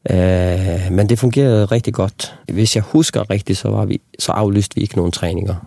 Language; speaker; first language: Danish; non-native, local second language; Faroese